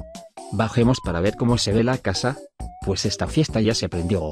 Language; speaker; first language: Spanish; native; Spanish